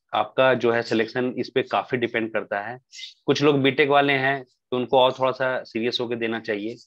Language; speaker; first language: Hindi; native; Hindi